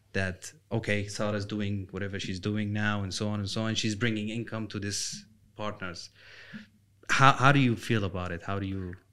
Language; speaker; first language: English; non-native, fluent; Arabic